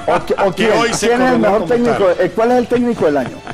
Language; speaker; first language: Spanish; native; Spanish